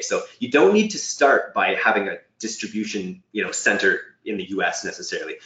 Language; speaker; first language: English; native; English